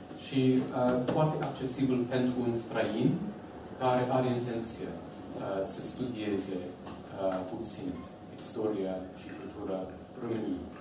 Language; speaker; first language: Romanian; non-native, fluent; English